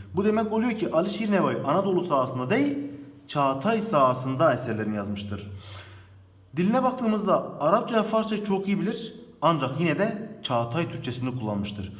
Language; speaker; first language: Turkish; native; Turkish